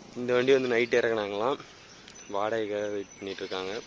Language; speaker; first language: Tamil; native; Tamil